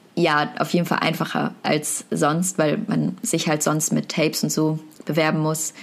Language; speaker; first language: German; native; German